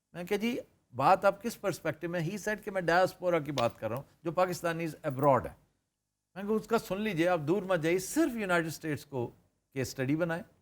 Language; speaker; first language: Urdu; non-native, local second language; Punjabi